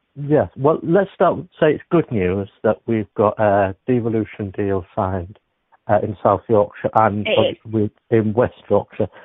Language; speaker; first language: English; native; English